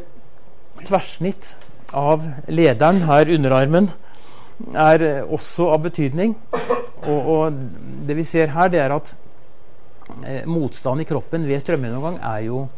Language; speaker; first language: Norwegian; native; Norwegian